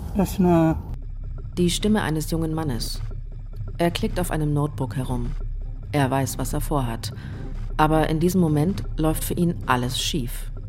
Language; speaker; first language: German; native; German